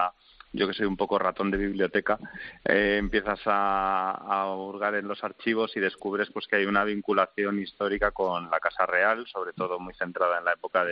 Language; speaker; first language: Spanish; native; Spanish